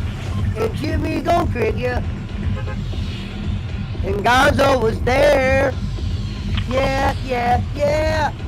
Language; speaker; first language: English; native; English